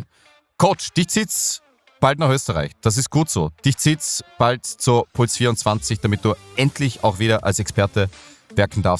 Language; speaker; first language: German; native; German